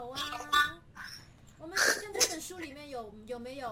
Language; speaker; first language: Chinese; native; Chinese